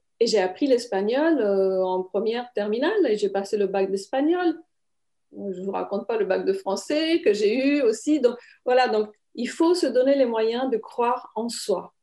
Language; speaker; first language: French; non-native, fluent; Romanian